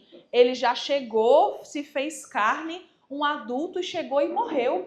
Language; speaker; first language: Portuguese; native; Portuguese